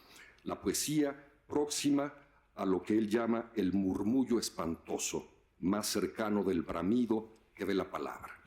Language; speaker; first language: Spanish; native; Spanish